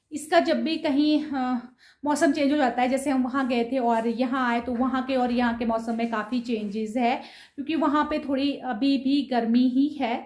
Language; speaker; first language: Hindi; non-native, local second language; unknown